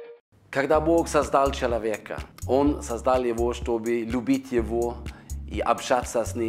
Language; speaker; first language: Russian; non-native, fluent; Norwegian